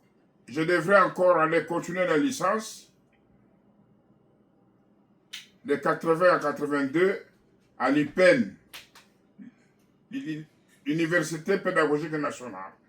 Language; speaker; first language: French; non-native, local second language; Kongo